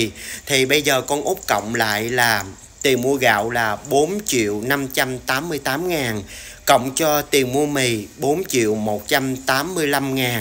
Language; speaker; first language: Vietnamese; native; Vietnamese